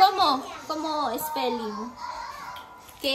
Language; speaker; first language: Spanish; non-native, learner; Filipino